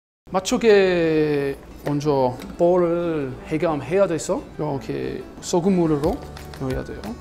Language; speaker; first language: Korean; non-native, learner; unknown